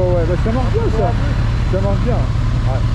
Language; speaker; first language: French; native; French